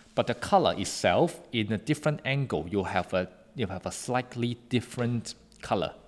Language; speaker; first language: English; non-native, local second language; Cantonese